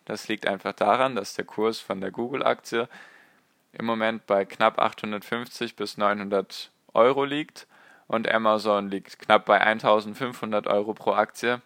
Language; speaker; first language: German; native; German